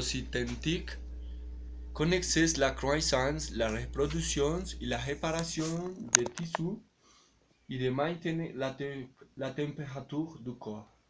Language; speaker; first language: French; non-native, learner; Spanish